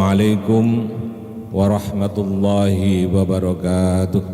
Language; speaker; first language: Indonesian; non-native, local second language; Javanese